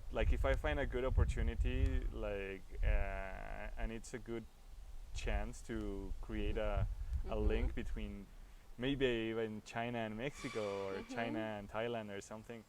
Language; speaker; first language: English; non-native, fluent; Spanish